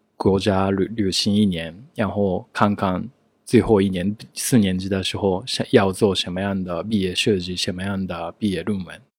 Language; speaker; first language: Chinese; non-native, fluent; Japanese